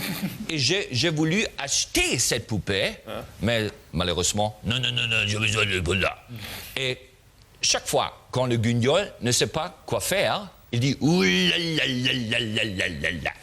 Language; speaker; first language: French; non-native, learner; German